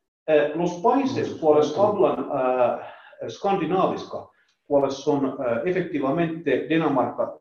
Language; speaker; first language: Spanish; non-native, learner; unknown